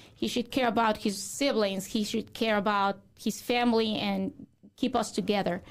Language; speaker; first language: English; non-native, fluent; Spanish